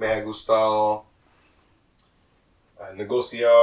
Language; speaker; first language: Spanish; non-native, learner; English